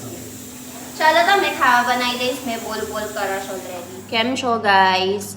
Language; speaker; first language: Gujarati; non-native, learner; Filipino